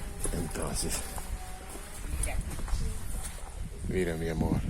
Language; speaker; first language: Spanish; non-native, learner; English